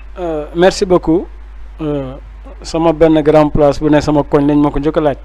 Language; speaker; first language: Wolof; native; Wolof